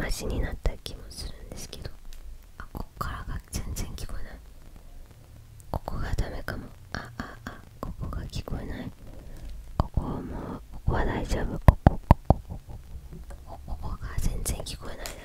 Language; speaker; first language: Japanese; native; Japanese